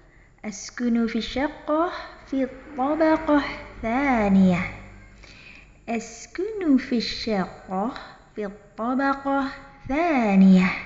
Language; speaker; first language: Arabic; non-native, fluent; Indonesian